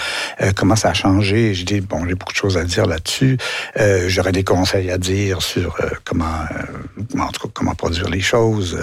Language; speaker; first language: French; native; French